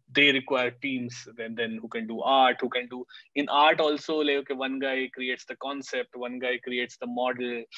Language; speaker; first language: English; non-native, local second language; Hindi